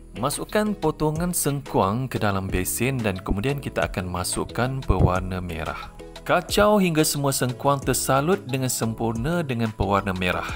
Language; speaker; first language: Malay; native; Malay